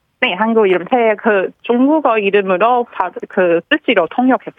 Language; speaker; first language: Korean; non-native, learner; Chinese